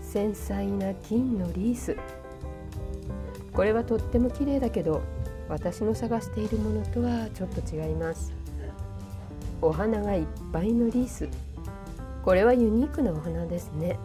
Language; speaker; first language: Japanese; native; Japanese